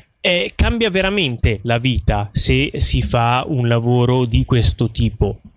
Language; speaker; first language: Italian; native; Italian